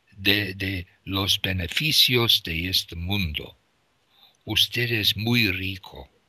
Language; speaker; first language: Spanish; non-native, learner; English